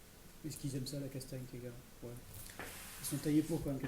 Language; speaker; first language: French; native; French